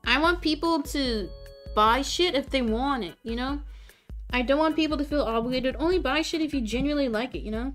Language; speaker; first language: English; native; English